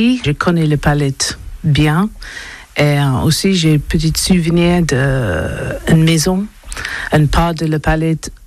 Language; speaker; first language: French; non-native, learner; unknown